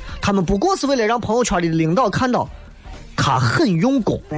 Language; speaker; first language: Chinese; native; Chinese